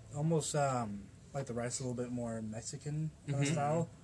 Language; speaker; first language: English; native; English